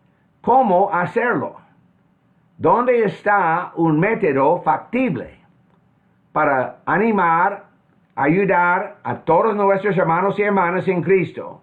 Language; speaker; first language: Spanish; non-native, fluent; English